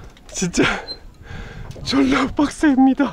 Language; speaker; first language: Korean; native; Korean